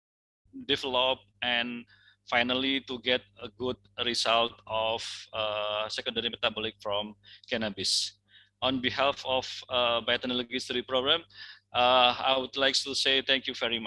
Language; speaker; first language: English; non-native, fluent; Indonesian